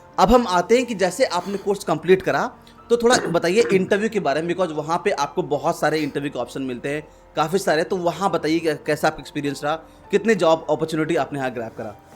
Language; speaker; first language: Hindi; native; Hindi